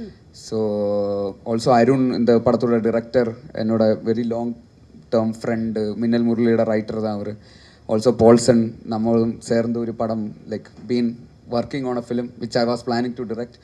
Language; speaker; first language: Tamil; non-native, learner; Malayalam